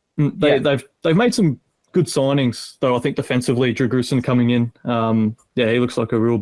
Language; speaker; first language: English; native; English